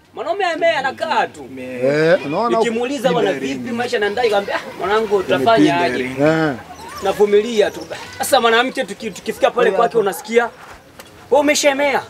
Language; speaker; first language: Swahili; native; Swahili